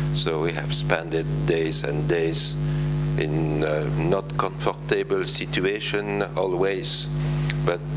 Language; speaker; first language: English; non-native, fluent; French